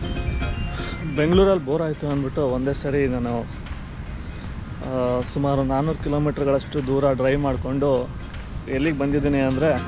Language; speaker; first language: Kannada; native; Kannada